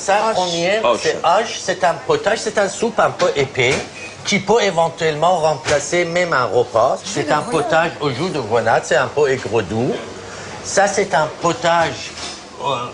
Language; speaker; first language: French; non-native, fluent; Persian